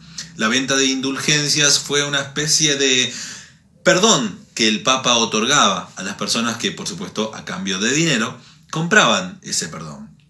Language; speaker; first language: Spanish; native; Spanish